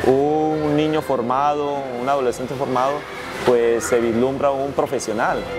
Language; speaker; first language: Spanish; native; Spanish